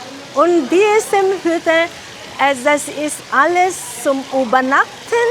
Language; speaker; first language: German; non-native, learner; Filipino